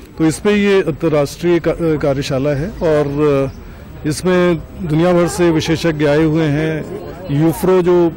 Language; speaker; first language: Hindi; native; Hindi